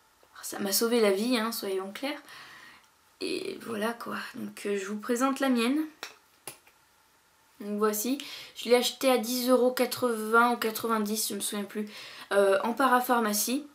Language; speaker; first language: French; native; French